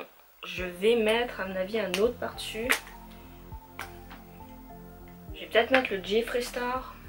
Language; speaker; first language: French; native; French